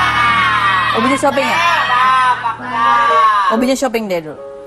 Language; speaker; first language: Indonesian; native; Indonesian